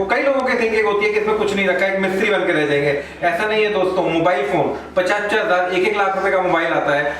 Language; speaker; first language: Hindi; native; Hindi